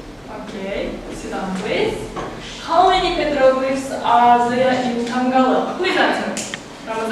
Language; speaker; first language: English; non-native, learner; Kazakh